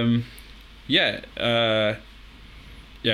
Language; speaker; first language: English; native; English